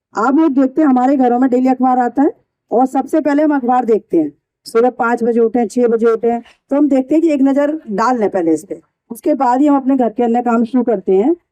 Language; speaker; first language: Hindi; native; Hindi